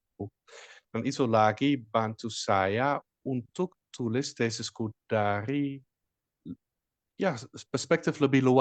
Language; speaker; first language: Indonesian; non-native, fluent; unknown